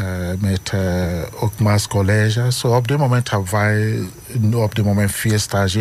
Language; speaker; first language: Dutch; non-native, learner; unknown